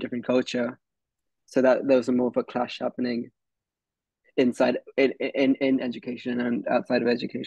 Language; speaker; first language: English; early bilingual, other home language; Hindi